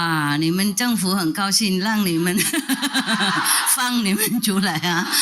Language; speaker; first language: Chinese; non-native, fluent; Vietnamese